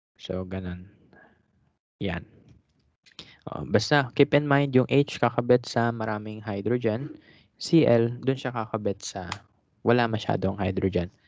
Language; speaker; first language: Filipino; native; Filipino